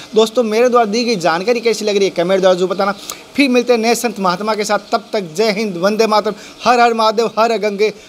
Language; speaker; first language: Hindi; native; Hindi